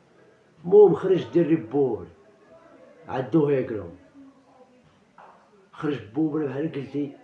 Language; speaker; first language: Arabic; native; Arabic